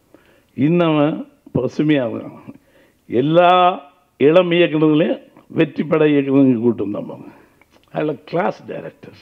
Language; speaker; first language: Tamil; native; Tamil